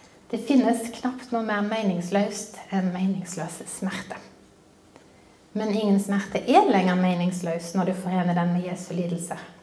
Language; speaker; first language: Norwegian; native; Norwegian